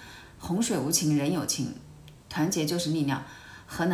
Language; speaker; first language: Chinese; native; Chinese